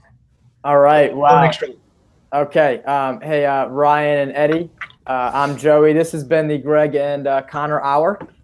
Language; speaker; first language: English; native; English